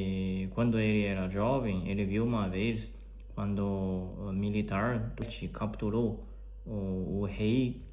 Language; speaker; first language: Portuguese; non-native, learner; Chinese